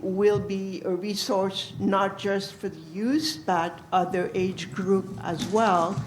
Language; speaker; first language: English; non-native, fluent; French